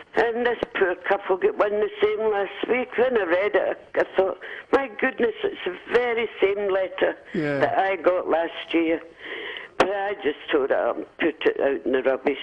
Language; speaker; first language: English; non-native, fluent; Finnish